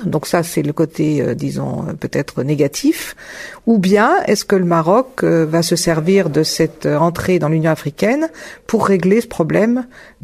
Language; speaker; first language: French; native; French